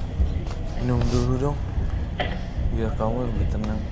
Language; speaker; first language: Indonesian; native; Indonesian